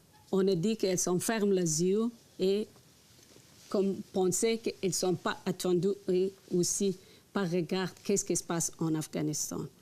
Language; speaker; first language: French; non-native, learner; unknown